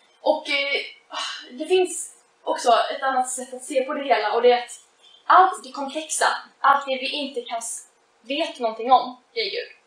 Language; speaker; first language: Swedish; native; Swedish